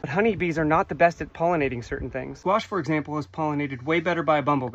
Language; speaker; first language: English; native; English